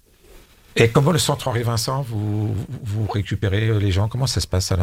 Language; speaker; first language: French; native; French